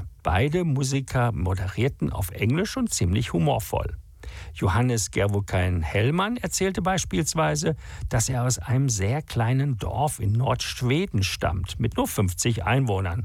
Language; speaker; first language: German; native; German